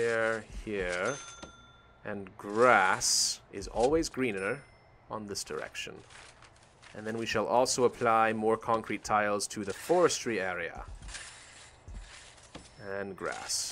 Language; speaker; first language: English; native; English